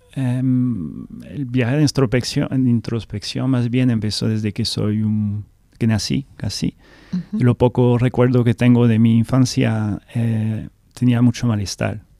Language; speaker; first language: Spanish; non-native, fluent; French